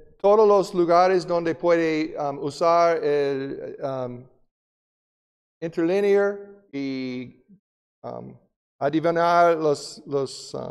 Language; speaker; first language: Spanish; non-native, fluent; English